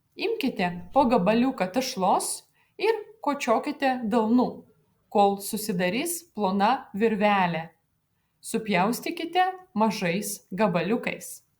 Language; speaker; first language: Lithuanian; non-native, fluent; Russian